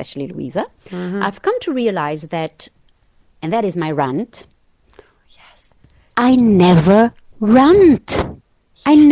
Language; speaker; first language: English; non-native, fluent; Portuguese